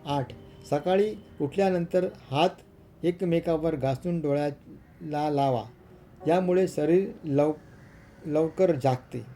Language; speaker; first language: Marathi; non-native, local second language; Gujarati